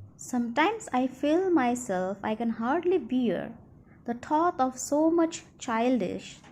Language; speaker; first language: English; non-native, local second language; Assamese